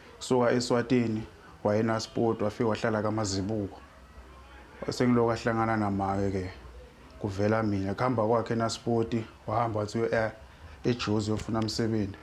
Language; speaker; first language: Zulu; non-native, local second language; Swati